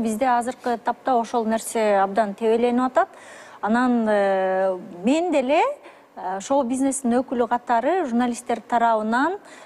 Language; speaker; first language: Kyrgyz; native; Kyrgyz